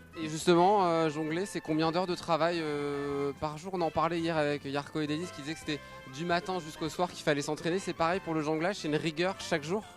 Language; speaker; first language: French; native; French